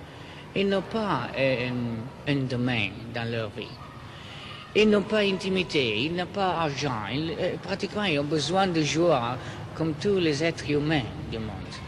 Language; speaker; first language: French; non-native, fluent; Italian